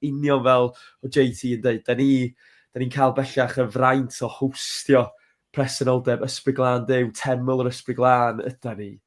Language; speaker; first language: Welsh; native; Welsh